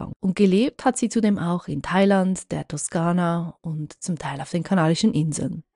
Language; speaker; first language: German; native; German